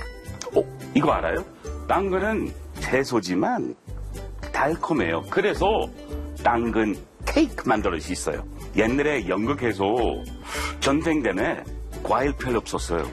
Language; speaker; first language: Korean; non-native, learner; English